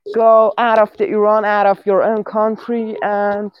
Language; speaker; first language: English; non-native, learner; Persian